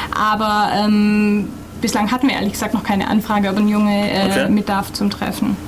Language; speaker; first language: German; native; German